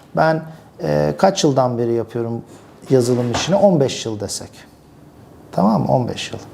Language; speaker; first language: Turkish; early bilingual, other home language; English